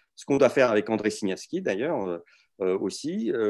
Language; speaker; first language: French; early bilingual, other home language; Russian